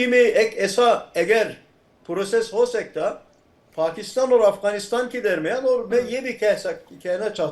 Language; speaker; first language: Hindi; non-native, fluent; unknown